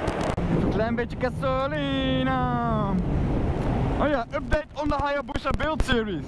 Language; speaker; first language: Dutch; native; Dutch